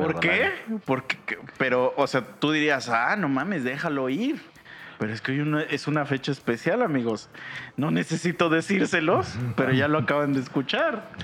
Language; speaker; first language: Spanish; native; Spanish